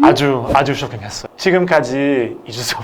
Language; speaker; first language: Korean; non-native, learner; English